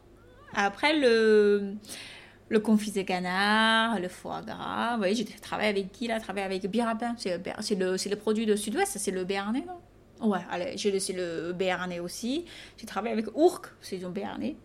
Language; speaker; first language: French; non-native, fluent; Chinese